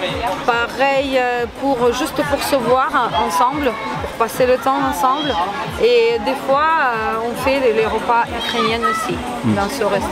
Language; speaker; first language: French; non-native, learner; Ukrainian